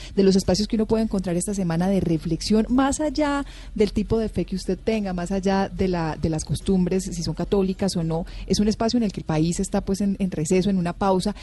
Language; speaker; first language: Spanish; native; Spanish